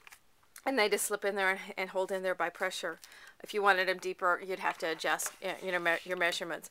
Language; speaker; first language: English; native; English